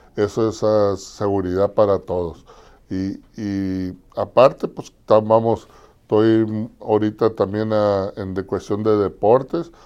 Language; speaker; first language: Spanish; native; Spanish